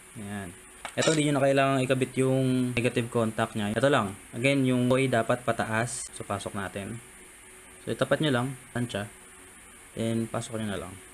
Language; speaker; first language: Filipino; native; Filipino